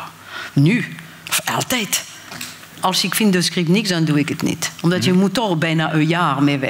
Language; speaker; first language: Dutch; non-native, fluent; French